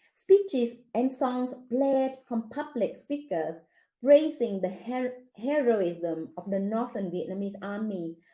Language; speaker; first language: English; non-native, fluent; Vietnamese